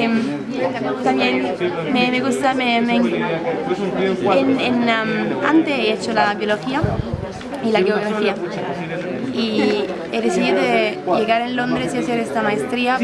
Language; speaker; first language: Spanish; non-native, fluent; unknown